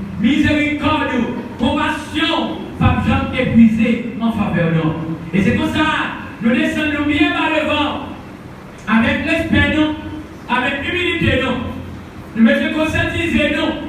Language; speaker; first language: French; non-native, local second language; Haitian Creole